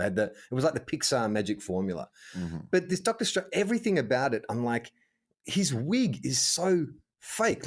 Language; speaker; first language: English; native; English